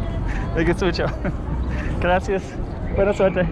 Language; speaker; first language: Spanish; non-native, learner; English